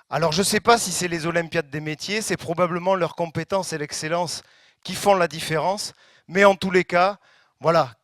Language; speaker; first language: French; native; French